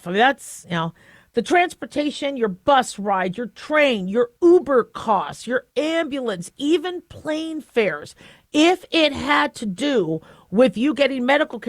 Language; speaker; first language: English; native; English